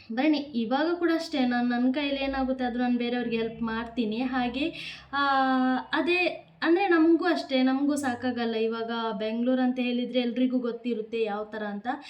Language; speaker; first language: Kannada; native; Kannada